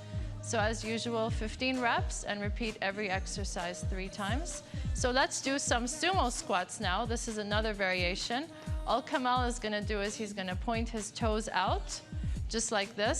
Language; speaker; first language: English; non-native, local second language; Arabic